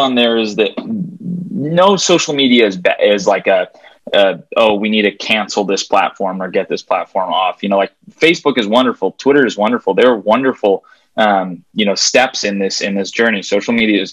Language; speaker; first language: English; native; English